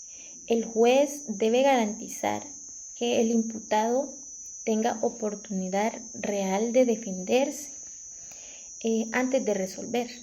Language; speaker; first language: Spanish; native; Spanish